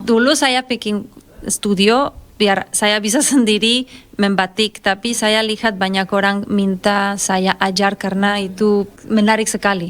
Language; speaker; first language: Indonesian; non-native, fluent; Spanish